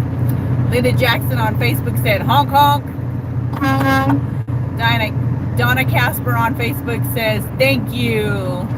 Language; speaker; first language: English; native; English